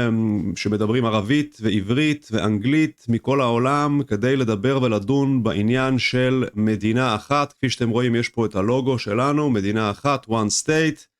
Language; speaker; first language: Hebrew; native; Hebrew